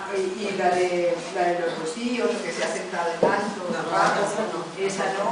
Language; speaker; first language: Spanish; native; Spanish